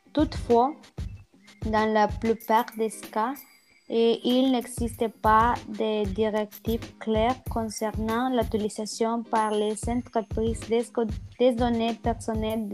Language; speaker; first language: French; non-native, learner; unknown